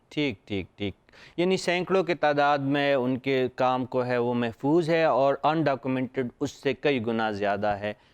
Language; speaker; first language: Urdu; non-native, local second language; Pashto